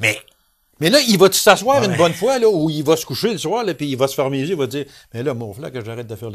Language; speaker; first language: French; native; French